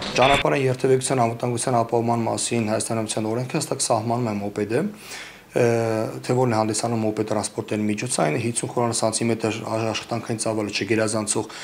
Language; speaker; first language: Armenian; native; Armenian